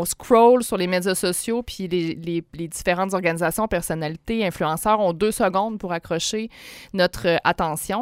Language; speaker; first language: French; native; French